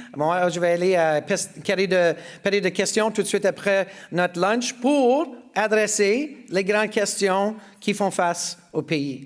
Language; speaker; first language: French; non-native, local second language; English